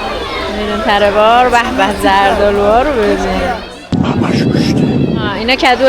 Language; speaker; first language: Persian; native; Persian